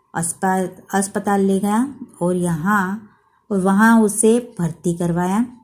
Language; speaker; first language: Hindi; non-native, local second language; Gujarati